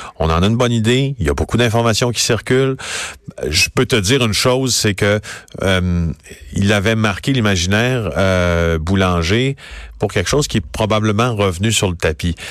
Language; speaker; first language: French; native; French